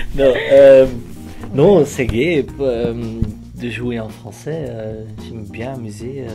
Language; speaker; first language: French; non-native, local second language; Dutch